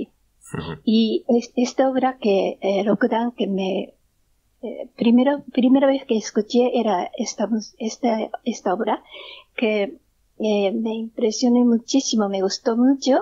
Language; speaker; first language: Spanish; non-native, learner; Japanese